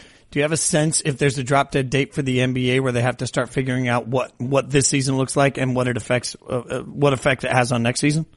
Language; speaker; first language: English; native; English